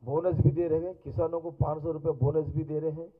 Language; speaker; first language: Hindi; non-native, local second language; Telugu